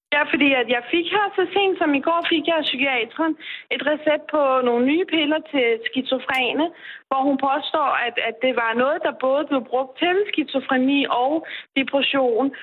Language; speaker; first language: Danish; non-native, fluent; Persian